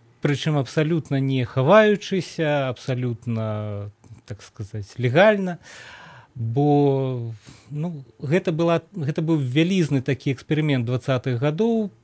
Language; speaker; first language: Belarusian; native; Belarusian